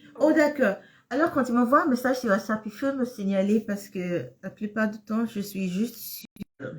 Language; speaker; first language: French; non-native, fluent; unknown